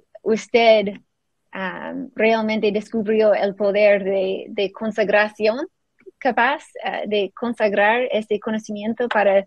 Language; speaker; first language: Spanish; non-native, fluent; English